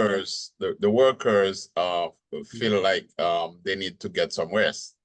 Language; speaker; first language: English; non-native, local second language; Haitian Creole